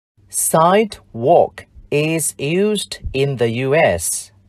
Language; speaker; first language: English; non-native, fluent; Vietnamese